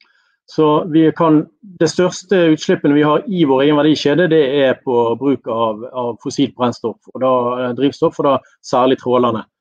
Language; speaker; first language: Norwegian; native; Norwegian